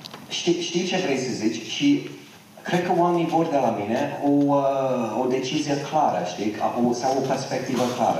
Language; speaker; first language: Romanian; non-native, fluent; English